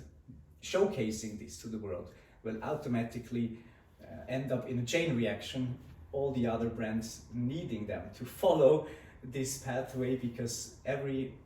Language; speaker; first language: English; non-native, fluent; Swiss German